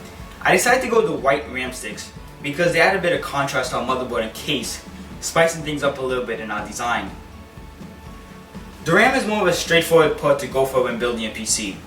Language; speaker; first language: English; native; English